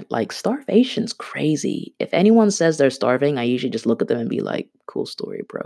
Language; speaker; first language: English; non-native, local second language; Swahili